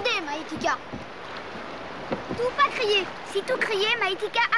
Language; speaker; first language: French; native; French